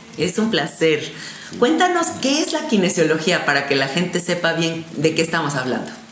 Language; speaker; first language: Spanish; native; Spanish